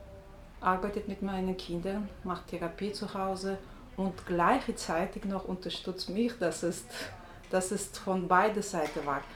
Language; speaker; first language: German; non-native, learner; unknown